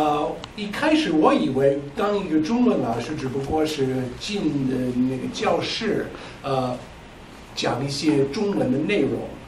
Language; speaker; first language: Chinese; non-native, fluent; English